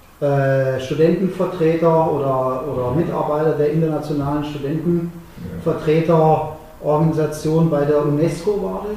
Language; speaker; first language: German; non-native, fluent; Malagasy